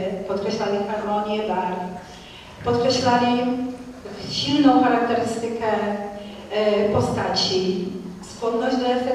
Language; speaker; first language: Polish; native; Polish